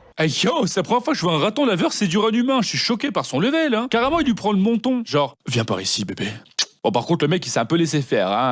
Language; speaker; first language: French; native; French